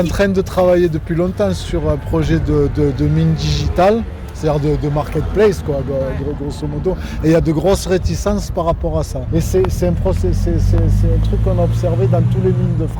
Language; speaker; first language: French; native; French